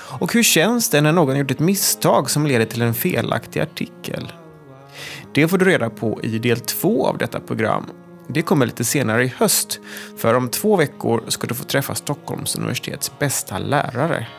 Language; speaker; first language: Swedish; native; Swedish